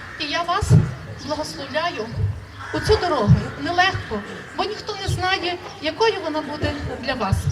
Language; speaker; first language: Ukrainian; native; Ukrainian